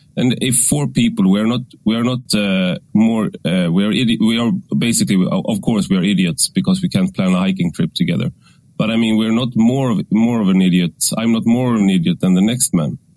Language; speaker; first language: English; non-native, fluent; Swedish